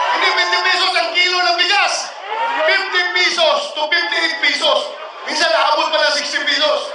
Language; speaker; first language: Filipino; non-native, local second language; Cebuano